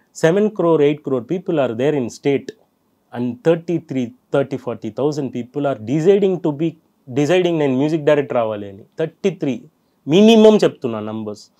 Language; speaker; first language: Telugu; non-native, local second language; Tamil